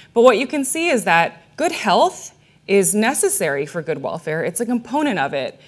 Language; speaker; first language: English; native; English